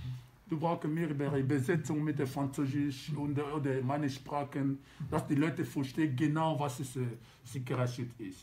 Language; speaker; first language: German; non-native, learner; Lingala